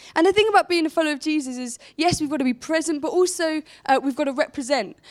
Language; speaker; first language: English; native; English